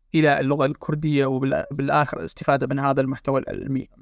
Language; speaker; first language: Arabic; non-native, local second language; Kurdish